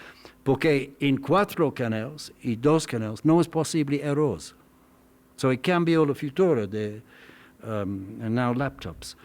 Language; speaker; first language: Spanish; non-native, learner; English